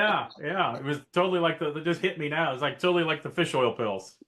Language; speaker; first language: English; native; English